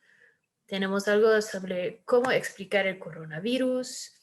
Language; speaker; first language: Spanish; early bilingual, heritage; Spanish